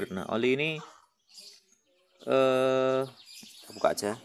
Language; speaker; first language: Indonesian; native; Indonesian